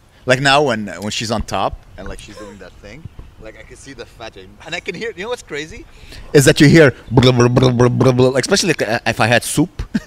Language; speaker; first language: English; native; English